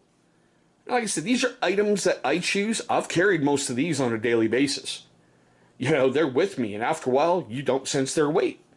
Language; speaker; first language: English; native; English